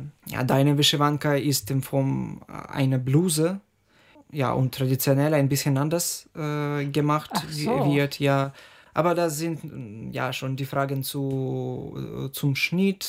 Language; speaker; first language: German; non-native, fluent; Ukrainian